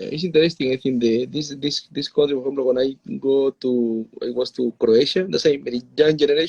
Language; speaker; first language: English; non-native, learner; Spanish